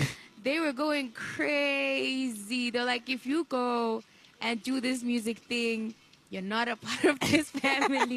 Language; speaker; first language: English; non-native, local second language; Shona